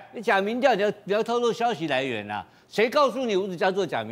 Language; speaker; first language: Chinese; native; Chinese